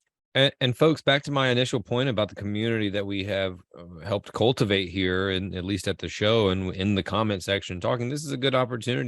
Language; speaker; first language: English; native; English